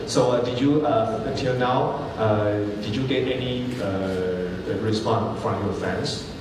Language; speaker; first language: English; non-native, learner; Chinese